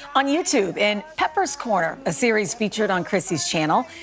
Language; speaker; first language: English; native; English